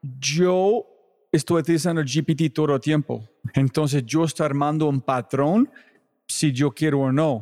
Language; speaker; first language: Spanish; non-native, learner; English